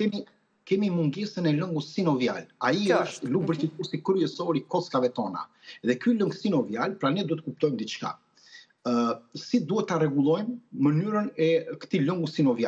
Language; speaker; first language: Albanian; native; Albanian